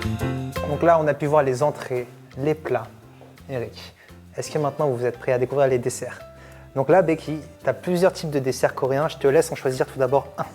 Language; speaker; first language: French; native; French